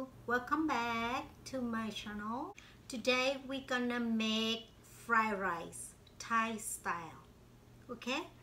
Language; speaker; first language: English; non-native, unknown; Vietnamese